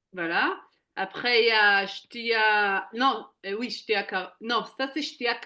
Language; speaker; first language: French; non-native, fluent; Hebrew